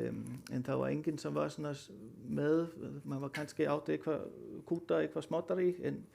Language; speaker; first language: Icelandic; non-native, learner; Danish